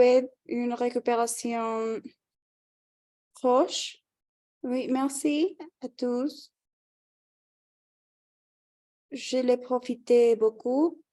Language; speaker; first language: French; non-native, fluent; Spanish